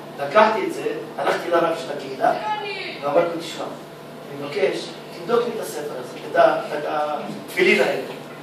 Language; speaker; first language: Hebrew; early bilingual, other home language; Arabic